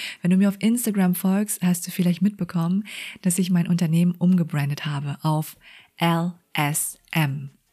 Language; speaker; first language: German; early bilingual, other home language; Vietnamese